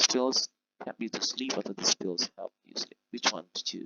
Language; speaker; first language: English; non-native, fluent; Indonesian